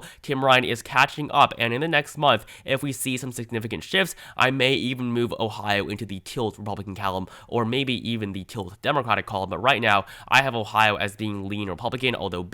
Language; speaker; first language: English; native; English